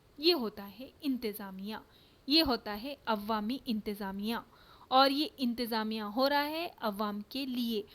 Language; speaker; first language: Urdu; native; Urdu